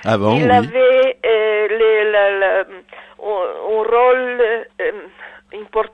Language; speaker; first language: French; non-native, learner; Italian